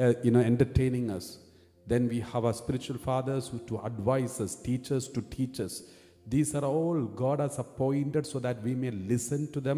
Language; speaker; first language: English; non-native, local second language; Malayalam